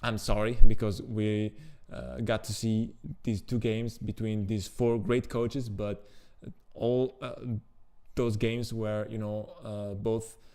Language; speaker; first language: English; non-native, fluent; Italian